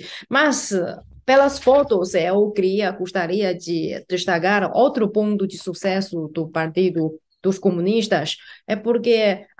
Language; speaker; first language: Portuguese; non-native, fluent; Chinese